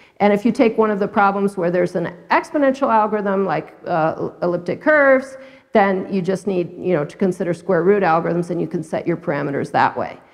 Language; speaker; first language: English; native; English